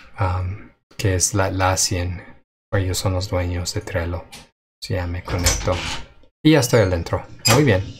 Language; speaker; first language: Spanish; non-native, fluent; English